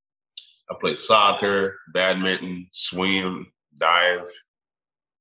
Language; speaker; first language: English; non-native, local second language; Igbo